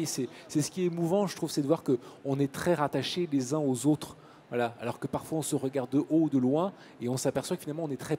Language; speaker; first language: French; native; French